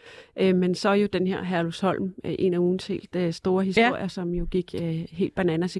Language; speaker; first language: Danish; native; Danish